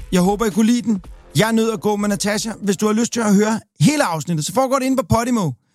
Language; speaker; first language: Danish; native; Danish